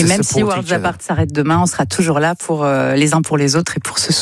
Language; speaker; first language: French; native; French